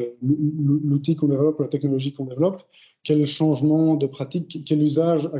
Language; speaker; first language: French; native; French